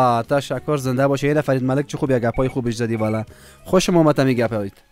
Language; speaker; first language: Persian; native; Persian